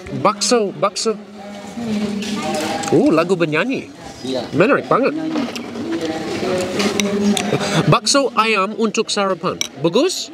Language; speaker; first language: Indonesian; non-native, learner; English